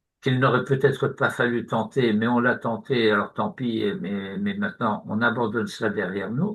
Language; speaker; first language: French; native; French